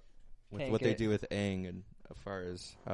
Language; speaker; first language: English; native; English